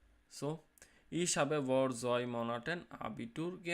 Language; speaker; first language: German; non-native, fluent; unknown